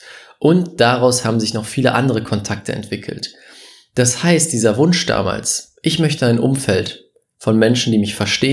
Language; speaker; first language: German; native; German